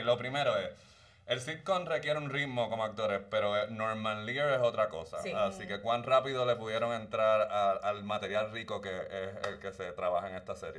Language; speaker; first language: Spanish; native; Spanish